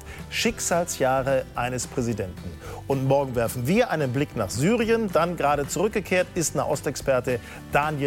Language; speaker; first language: German; native; German